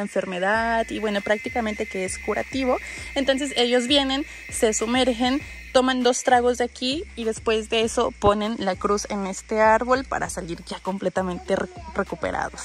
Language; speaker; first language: Spanish; native; Spanish